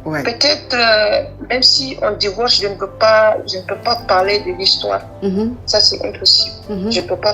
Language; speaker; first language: French; non-native, learner; Arabic